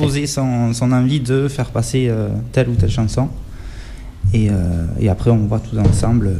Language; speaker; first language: French; native; French